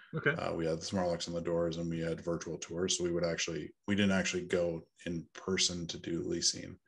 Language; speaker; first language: English; native; English